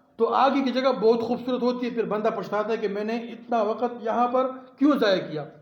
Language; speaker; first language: Urdu; non-native, local second language; Pashto